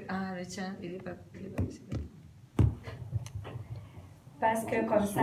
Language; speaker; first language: French; non-native, fluent; Portuguese